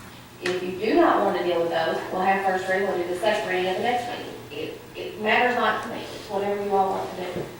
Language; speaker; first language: English; native; English